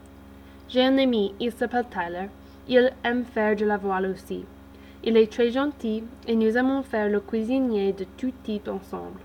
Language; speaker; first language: French; early bilingual, heritage; English